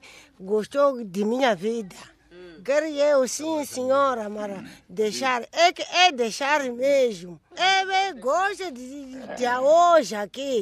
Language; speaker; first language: Portuguese; non-native, local second language; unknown